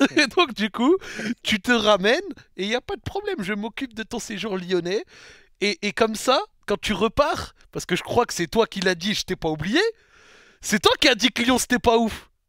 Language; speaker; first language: French; native; French